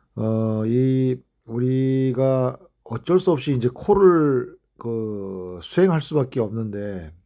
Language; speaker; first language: Korean; native; Korean